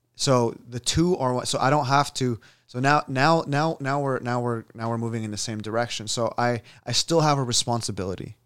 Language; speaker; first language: English; native; English